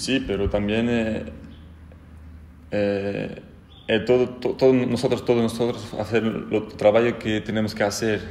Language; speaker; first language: Spanish; non-native, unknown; French